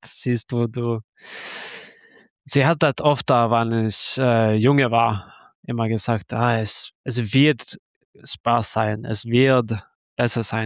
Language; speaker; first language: German; non-native, learner; Norwegian